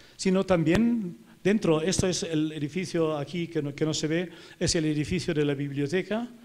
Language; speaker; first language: Spanish; non-native, fluent; German